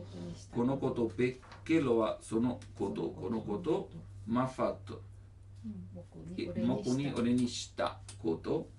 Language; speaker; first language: Japanese; non-native, learner; Italian